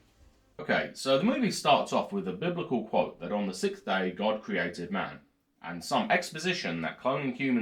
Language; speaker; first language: English; native; English